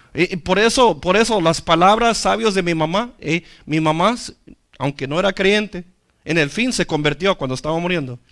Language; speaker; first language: Spanish; non-native, fluent; English